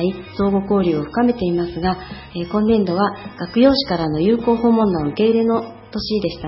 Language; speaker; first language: Japanese; native; Japanese